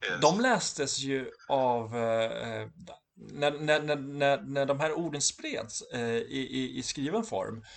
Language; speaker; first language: Swedish; native; Swedish